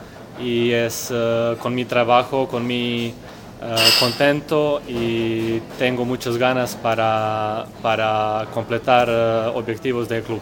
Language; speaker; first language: Spanish; non-native, learner; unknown